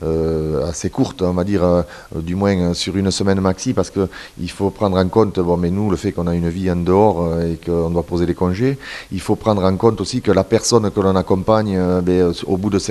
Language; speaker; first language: French; native; French